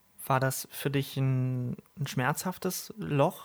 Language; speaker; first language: German; native; German